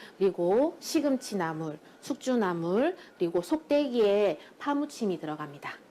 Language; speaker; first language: Korean; native; Korean